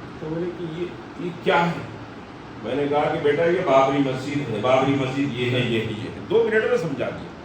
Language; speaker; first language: Urdu; native; Urdu